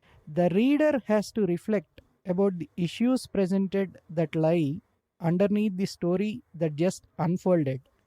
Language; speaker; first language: English; non-native, local second language; Telugu